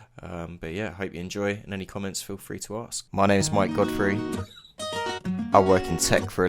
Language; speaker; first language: English; native; English